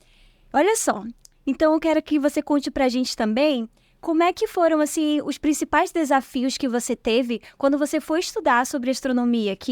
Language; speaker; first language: Portuguese; native; Portuguese